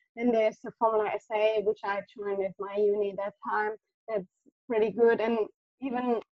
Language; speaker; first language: English; non-native, fluent; German